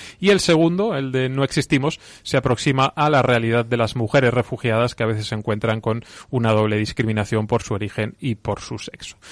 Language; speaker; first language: Spanish; native; Spanish